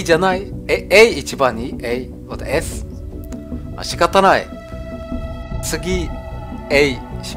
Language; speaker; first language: Japanese; non-native, learner; German